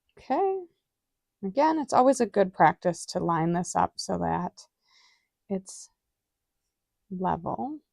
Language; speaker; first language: English; native; English